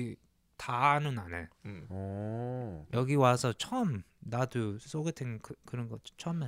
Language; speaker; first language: Korean; early bilingual, heritage; English